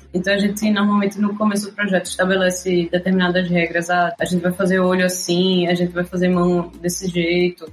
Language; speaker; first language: Portuguese; native; Portuguese